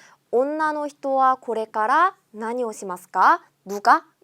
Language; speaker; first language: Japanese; non-native, fluent; Korean